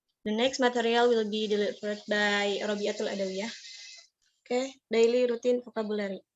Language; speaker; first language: English; non-native, learner; Indonesian